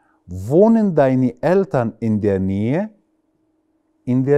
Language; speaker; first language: German; non-native, fluent; Arabic